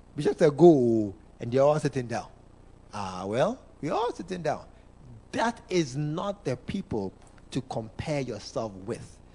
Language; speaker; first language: English; non-native, local second language; Akan